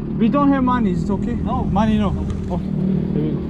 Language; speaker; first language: English; non-native, learner; Turkish